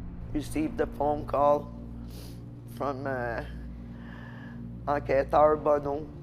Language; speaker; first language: English; non-native, local second language; French